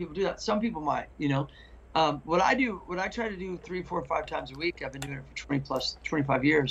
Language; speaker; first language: English; native; English